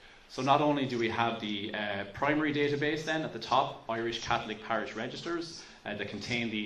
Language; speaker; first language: English; native; English